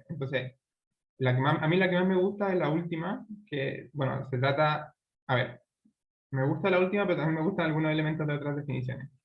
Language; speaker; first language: Spanish; native; Spanish